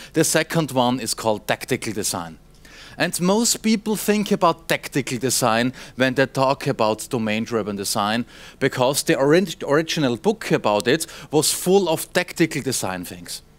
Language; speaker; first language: English; non-native, fluent; German